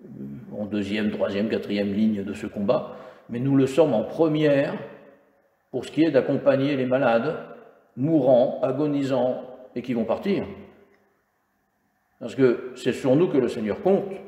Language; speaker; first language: French; native; French